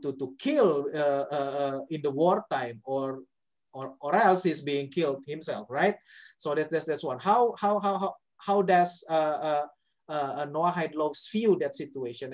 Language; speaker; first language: English; non-native, fluent; Indonesian